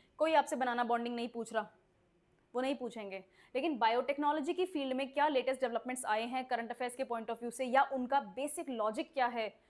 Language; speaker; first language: Hindi; native; Hindi